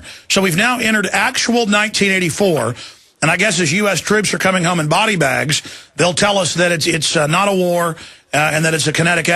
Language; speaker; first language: English; native; English